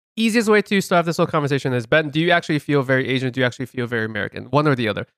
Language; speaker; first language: English; native; English